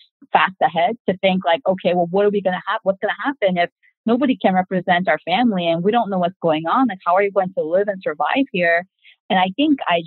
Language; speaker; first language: English; early bilingual, other home language; Korean